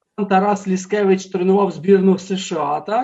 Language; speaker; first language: Ukrainian; native; Ukrainian